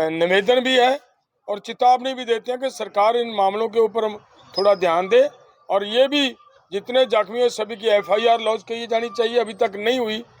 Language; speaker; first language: Hindi; non-native, local second language; Punjabi